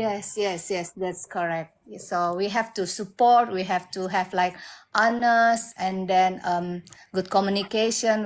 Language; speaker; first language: English; non-native, learner; Indonesian